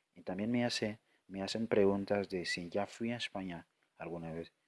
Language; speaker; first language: Spanish; non-native, fluent; French